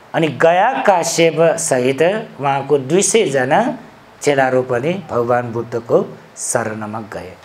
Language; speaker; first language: Nepali; non-native, local second language; Newari